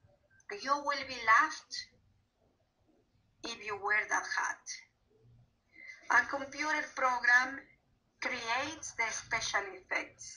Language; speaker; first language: English; non-native, fluent; Spanish